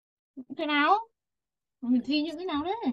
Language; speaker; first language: Chinese; non-native, fluent; Vietnamese